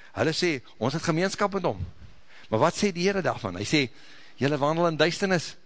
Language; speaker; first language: Afrikaans; native; Afrikaans